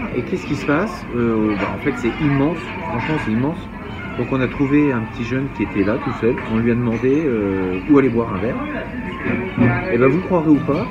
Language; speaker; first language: French; native; French